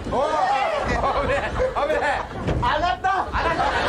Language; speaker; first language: Japanese; native; Japanese